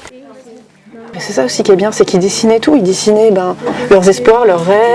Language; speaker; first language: French; native; French